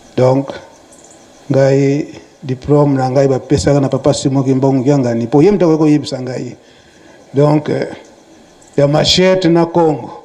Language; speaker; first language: Lingala; non-native, local second language; Kongo